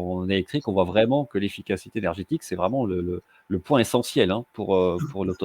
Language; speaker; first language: French; native; French